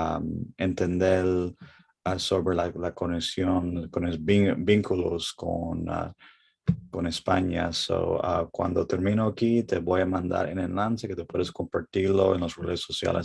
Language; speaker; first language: Spanish; early bilingual, heritage; English